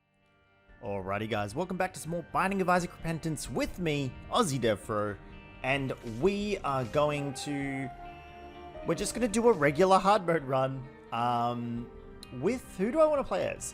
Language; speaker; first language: English; native; English